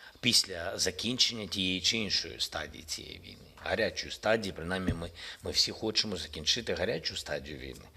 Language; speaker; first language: Ukrainian; non-native, local second language; Russian